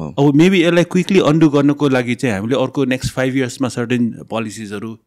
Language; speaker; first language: Nepali; non-native, local second language; Newari